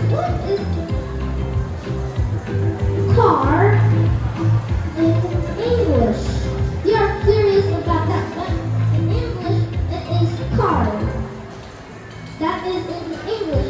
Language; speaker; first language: English; non-native, learner; Indonesian